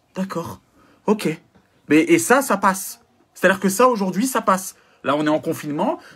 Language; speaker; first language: French; native; French